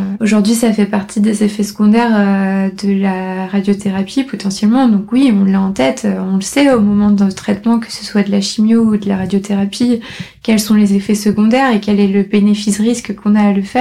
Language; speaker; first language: French; native; French